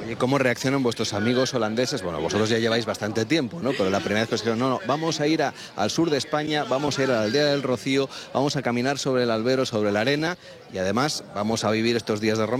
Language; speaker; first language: Spanish; native; Spanish